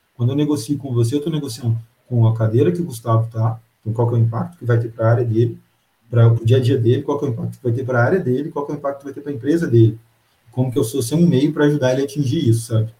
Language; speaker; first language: Portuguese; native; Portuguese